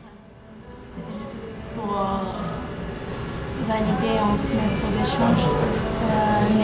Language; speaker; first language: French; non-native, fluent; Korean